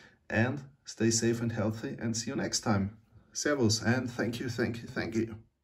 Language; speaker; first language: English; non-native, fluent; German